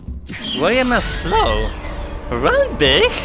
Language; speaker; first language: English; non-native, fluent; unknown